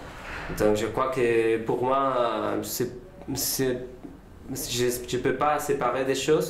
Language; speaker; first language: French; non-native, learner; Spanish